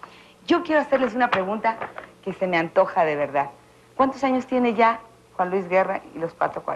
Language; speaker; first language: Spanish; native; Spanish